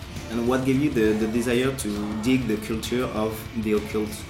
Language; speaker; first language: English; non-native, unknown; French